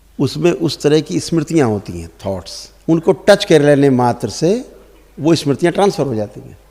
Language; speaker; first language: Hindi; native; Hindi